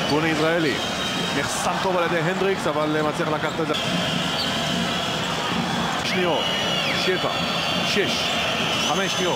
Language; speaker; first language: Hebrew; native; Hebrew